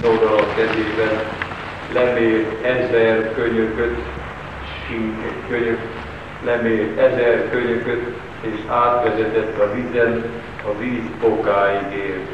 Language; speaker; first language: Hungarian; native; Hungarian